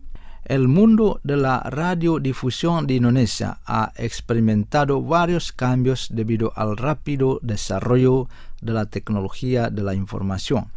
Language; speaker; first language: Spanish; non-native, fluent; Indonesian